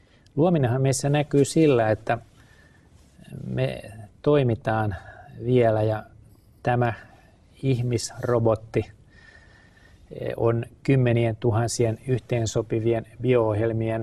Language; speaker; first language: Finnish; native; Finnish